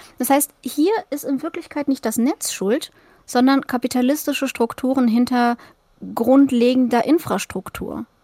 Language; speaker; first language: German; early bilingual, other home language; Russian